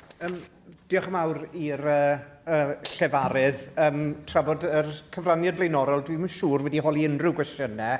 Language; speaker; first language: Welsh; native; Welsh